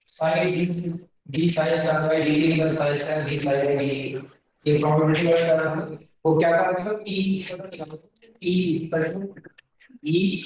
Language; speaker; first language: Hindi; native; Hindi